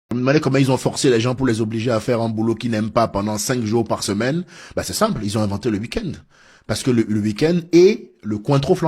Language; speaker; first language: French; native; French